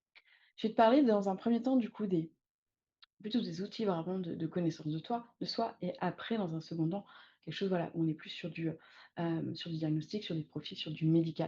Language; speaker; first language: French; native; French